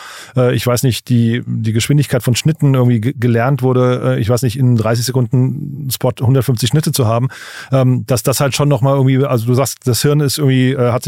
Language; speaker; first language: German; native; German